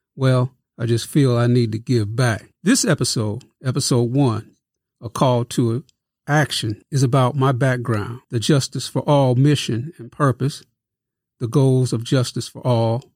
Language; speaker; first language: English; native; English